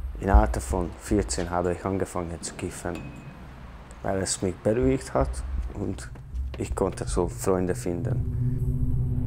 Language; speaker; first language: German; non-native, fluent; Hungarian